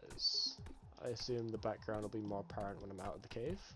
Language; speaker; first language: English; native; English